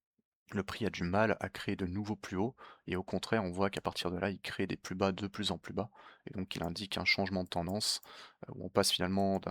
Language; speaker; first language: French; native; French